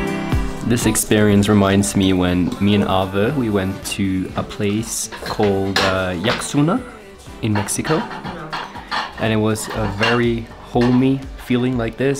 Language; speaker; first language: English; non-native, fluent; Norwegian